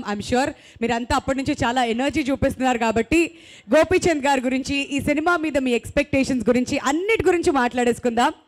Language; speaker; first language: Telugu; native; Telugu